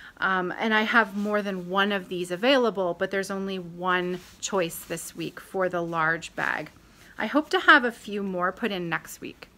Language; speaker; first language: English; native; English